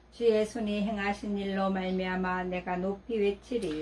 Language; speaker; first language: Korean; native; Korean